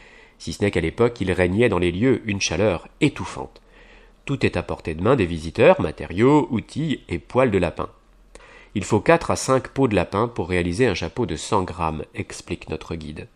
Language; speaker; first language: French; native; French